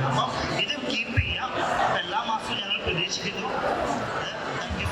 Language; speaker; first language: Malayalam; native; Malayalam